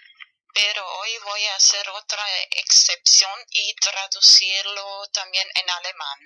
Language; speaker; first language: Spanish; non-native, fluent; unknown